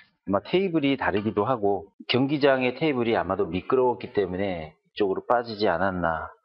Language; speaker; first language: Korean; native; Korean